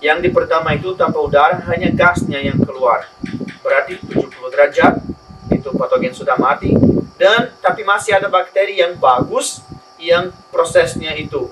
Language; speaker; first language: Indonesian; non-native, learner; Spanish